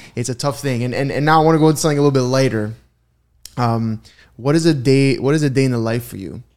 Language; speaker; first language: English; early bilingual, other home language; Italian